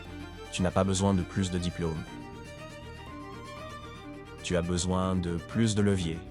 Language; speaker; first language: French; native; French